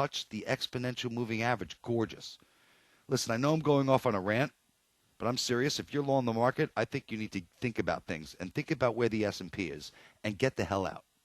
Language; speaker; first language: English; native; English